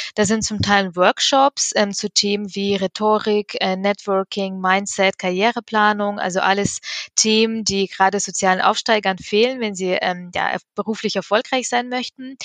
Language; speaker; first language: German; early bilingual, other home language; Russian